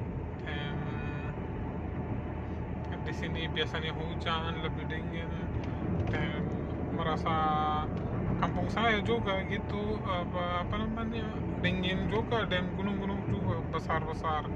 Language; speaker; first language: Indonesian; non-native, learner; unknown